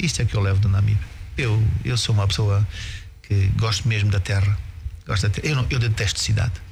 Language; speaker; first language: Portuguese; native; Portuguese